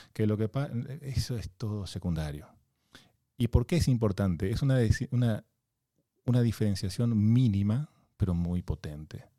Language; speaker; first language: Spanish; native; Spanish